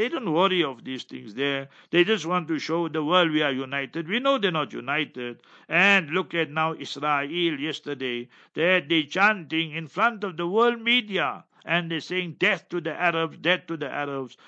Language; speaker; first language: English; native; English